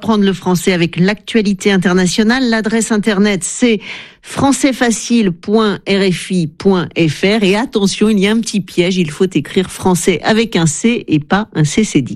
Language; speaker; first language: French; native; French